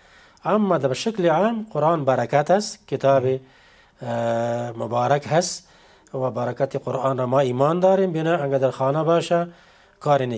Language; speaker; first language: Persian; native; Persian